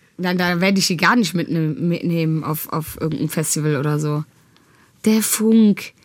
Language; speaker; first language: German; early bilingual, other home language; Tigrinya